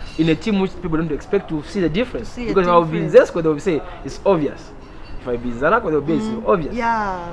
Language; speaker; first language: English; non-native, local second language; Bemba